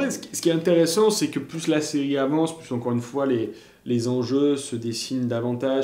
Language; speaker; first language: French; native; French